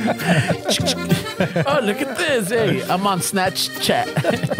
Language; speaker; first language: English; early bilingual, other home language; Spanish